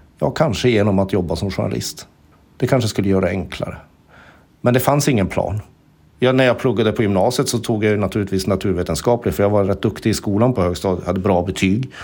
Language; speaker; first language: Swedish; native; Swedish